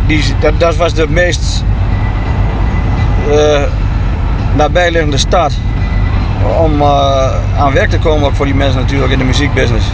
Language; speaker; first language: Dutch; native; Dutch